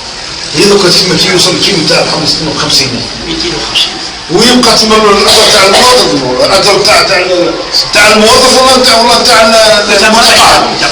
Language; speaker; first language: Arabic; native; Arabic